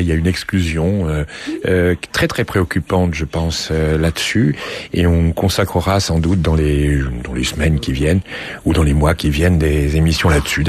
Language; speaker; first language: French; native; French